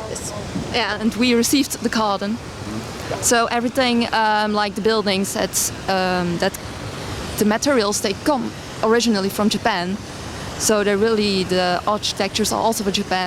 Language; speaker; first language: English; non-native, fluent; Dutch